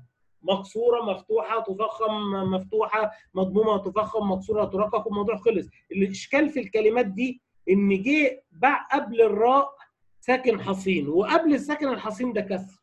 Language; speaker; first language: Arabic; native; Arabic